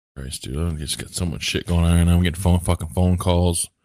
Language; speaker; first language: English; early bilingual, other home language; Japanese